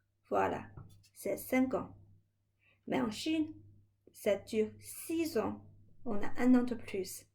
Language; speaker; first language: French; non-native, fluent; Chinese